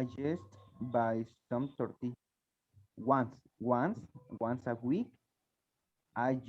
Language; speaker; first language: English; non-native, learner; Spanish